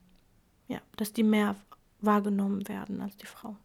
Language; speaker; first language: German; non-native, fluent; Kurdish